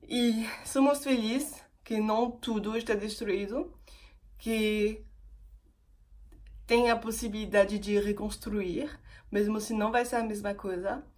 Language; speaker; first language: Portuguese; non-native, fluent; French